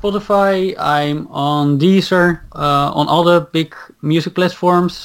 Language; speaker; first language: English; non-native, fluent; Dutch